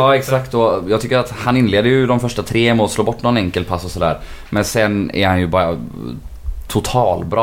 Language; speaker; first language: Swedish; native; Swedish